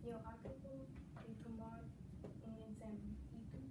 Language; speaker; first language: Spanish; non-native, learner; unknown